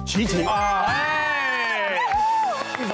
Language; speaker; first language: Chinese; native; Chinese